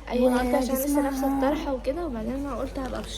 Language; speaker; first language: Arabic; native; Arabic